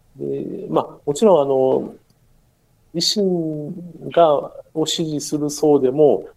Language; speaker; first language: Japanese; native; Japanese